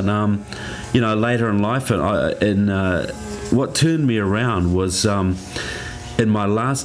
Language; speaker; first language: English; native; English